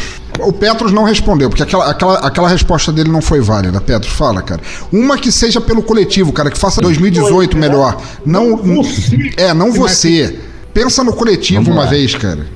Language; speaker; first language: Portuguese; native; Portuguese